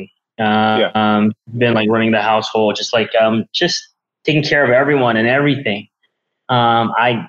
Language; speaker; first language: English; non-native, local second language; Filipino